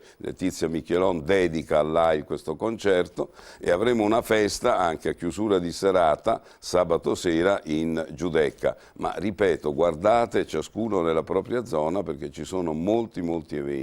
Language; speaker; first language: Italian; native; Italian